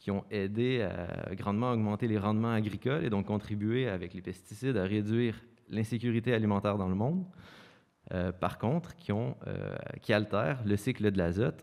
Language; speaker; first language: French; native; French